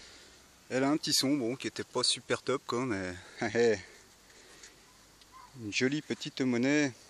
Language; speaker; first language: French; native; French